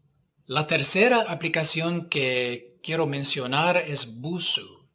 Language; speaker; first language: Spanish; non-native, fluent; English